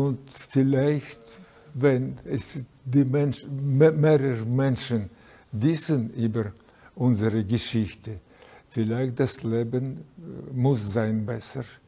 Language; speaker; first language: German; non-native, learner; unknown